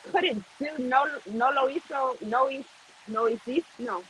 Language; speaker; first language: Spanish; non-native, learner; English